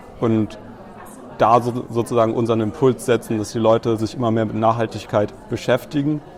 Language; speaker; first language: German; native; German